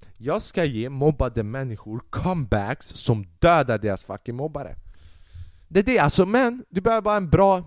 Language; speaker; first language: Swedish; early bilingual, other home language; Albanian